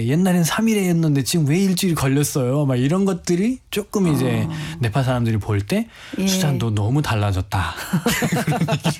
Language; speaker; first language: Korean; non-native, fluent; Nepali